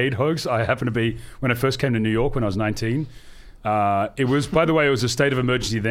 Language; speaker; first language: English; native; English